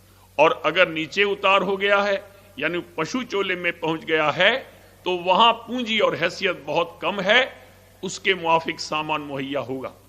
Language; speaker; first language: Hindi; native; Hindi